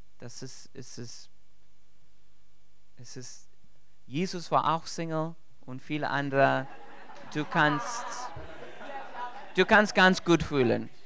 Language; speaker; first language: German; non-native, learner; English